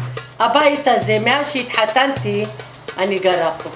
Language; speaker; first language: Hebrew; early bilingual, other home language; Arabic